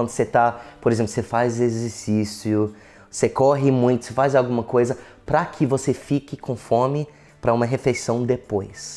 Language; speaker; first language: Portuguese; non-native, fluent; English